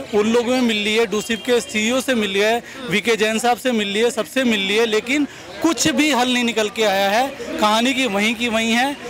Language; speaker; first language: Hindi; native; Hindi